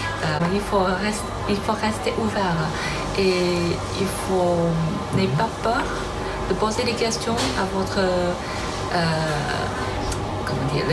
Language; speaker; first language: French; non-native, learner; Chinese